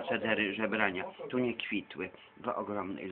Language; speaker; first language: Polish; native; Polish